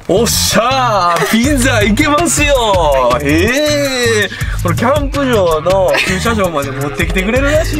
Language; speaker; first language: Japanese; native; Japanese